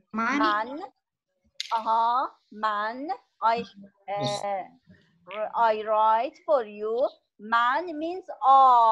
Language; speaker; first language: English; non-native, learner; Persian